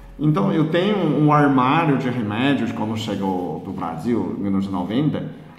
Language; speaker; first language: Portuguese; non-native, fluent; Chinese